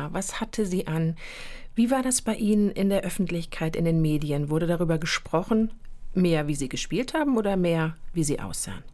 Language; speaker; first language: German; native; German